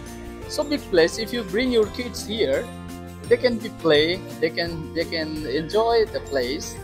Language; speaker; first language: English; non-native, learner; Bangla